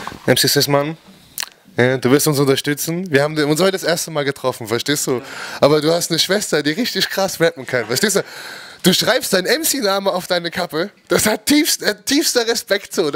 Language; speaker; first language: German; native; German